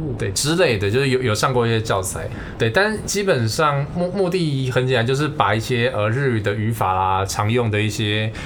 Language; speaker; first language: Chinese; native; Chinese